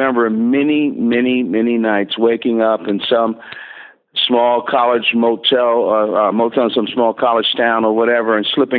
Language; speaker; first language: English; native; English